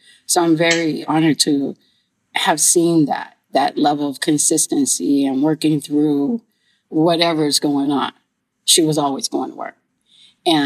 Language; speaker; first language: English; native; English